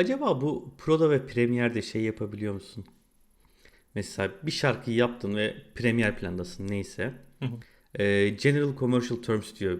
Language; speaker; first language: Turkish; native; Turkish